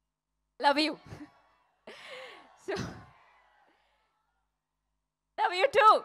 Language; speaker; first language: Telugu; non-native, fluent; Malayalam